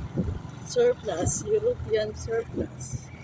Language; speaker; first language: English; non-native, local second language; Filipino